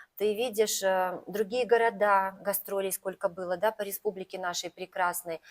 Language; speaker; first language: Russian; native; Russian